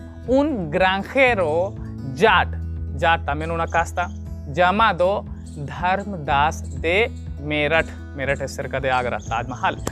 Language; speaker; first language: Spanish; non-native, learner; Hindi